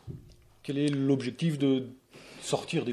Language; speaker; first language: French; native; French